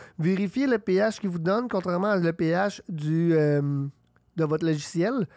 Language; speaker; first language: French; native; French